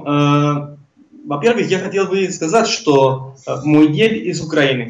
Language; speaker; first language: Russian; non-native, fluent; Spanish